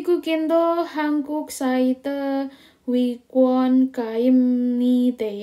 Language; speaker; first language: Korean; non-native, learner; Indonesian